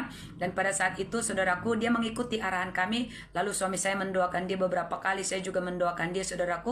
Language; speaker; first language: Malay; native; Malay